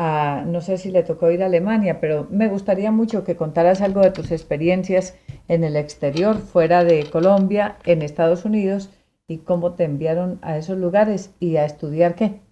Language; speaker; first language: Spanish; native; Spanish